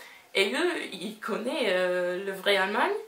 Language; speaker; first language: French; non-native, fluent; English